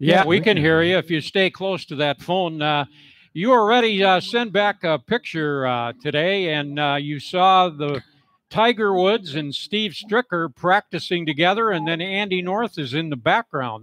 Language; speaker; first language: English; native; English